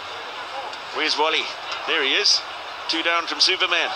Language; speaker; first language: English; native; English